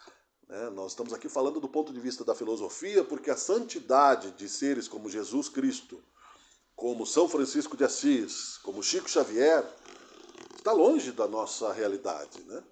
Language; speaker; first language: Portuguese; native; Portuguese